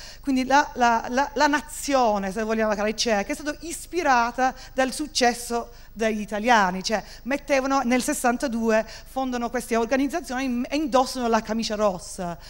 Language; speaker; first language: Italian; non-native, fluent; English